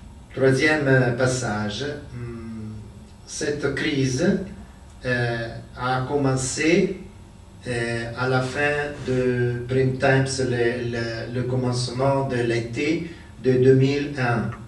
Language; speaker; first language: French; non-native, learner; Italian